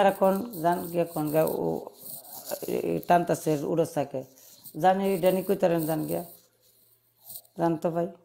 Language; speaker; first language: Hindi; non-native, learner; Bangla